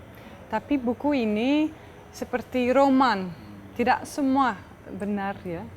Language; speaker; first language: Indonesian; non-native, fluent; Dutch